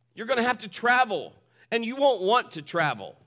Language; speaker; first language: English; native; English